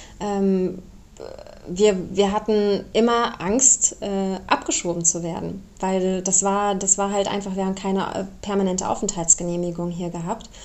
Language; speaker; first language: German; early bilingual, other home language; Romanian